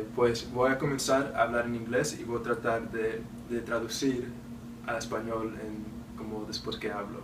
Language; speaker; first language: Spanish; non-native, learner; English